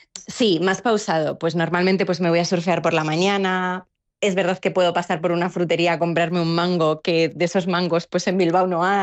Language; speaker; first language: Spanish; native; Spanish